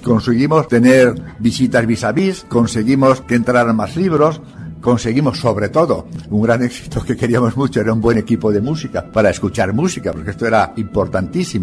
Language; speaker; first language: Spanish; native; Spanish